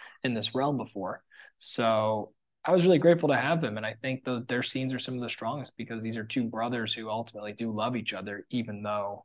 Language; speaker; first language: English; native; English